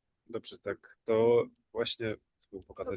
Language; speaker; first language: Polish; non-native, fluent; Ukrainian